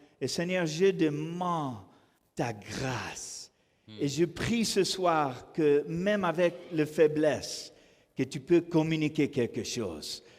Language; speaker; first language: French; non-native, learner; English